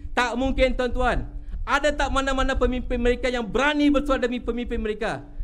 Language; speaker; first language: Malay; non-native, local second language; Tamil